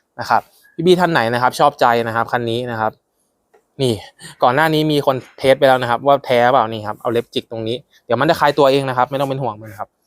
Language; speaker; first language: Thai; native; Thai